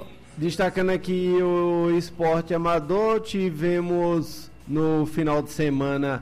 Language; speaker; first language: Portuguese; native; Portuguese